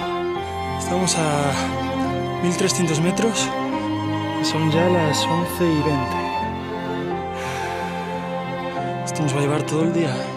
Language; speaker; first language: Spanish; native; Spanish